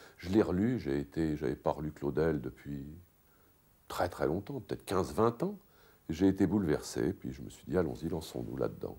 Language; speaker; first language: French; native; French